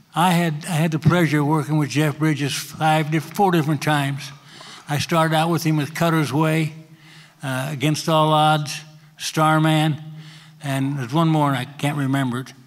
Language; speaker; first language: English; native; English